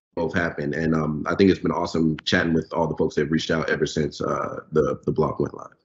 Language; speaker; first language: English; non-native, local second language; Yoruba